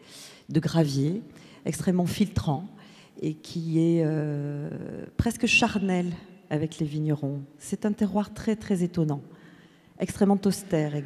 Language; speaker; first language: French; native; French